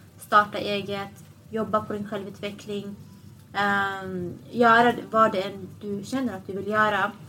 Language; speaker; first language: Swedish; early bilingual, other home language; Assyrian Neo-Aramaic